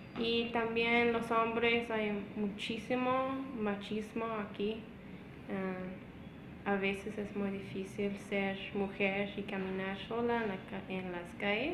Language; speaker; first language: Spanish; non-native, fluent; English